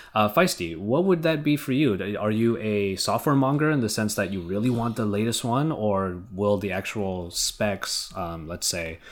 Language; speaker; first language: English; early bilingual, other home language; Filipino